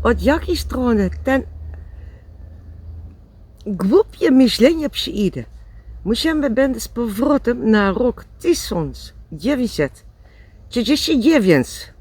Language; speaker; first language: Polish; non-native, learner; Dutch